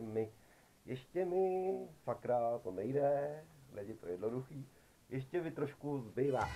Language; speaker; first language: Czech; native; Czech